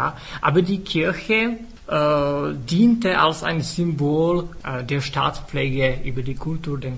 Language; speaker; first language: German; non-native, fluent; Czech